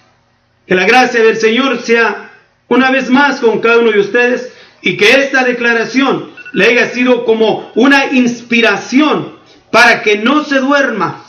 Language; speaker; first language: Spanish; native; Spanish